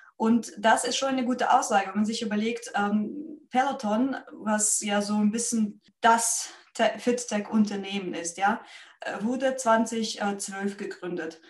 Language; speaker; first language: German; non-native, fluent; Russian